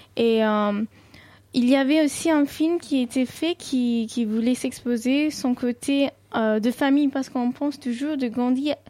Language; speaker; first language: French; non-native, fluent; Sindhi